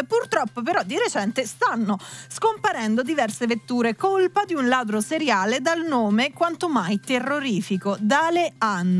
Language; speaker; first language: Italian; native; Italian